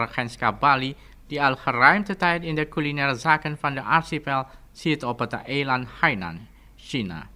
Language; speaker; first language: Dutch; non-native, fluent; Indonesian